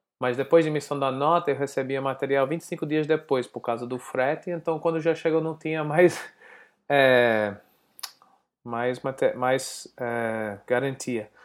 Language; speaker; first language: Portuguese; non-native, learner; English